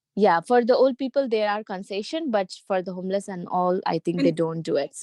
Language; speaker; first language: English; non-native, local second language; Nepali